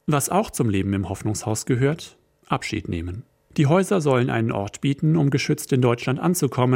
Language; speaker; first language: German; native; German